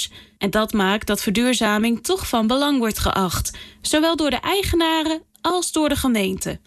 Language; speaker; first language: Dutch; native; Dutch